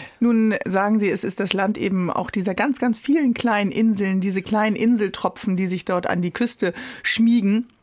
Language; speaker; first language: German; native; German